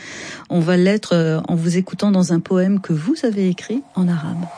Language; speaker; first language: French; native; French